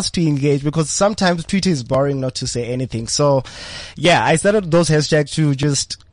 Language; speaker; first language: English; non-native, local second language; Venda